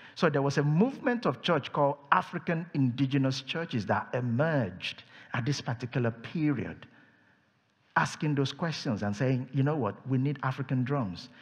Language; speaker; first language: English; non-native, local second language; Yoruba